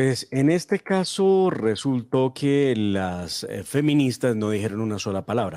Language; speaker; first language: Spanish; native; Spanish